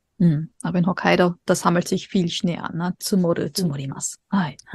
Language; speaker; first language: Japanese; non-native, fluent; German